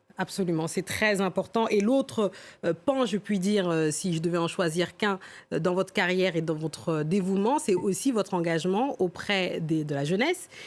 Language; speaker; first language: French; native; French